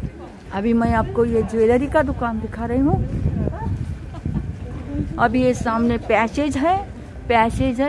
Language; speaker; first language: Hindi; non-native, local second language; Marathi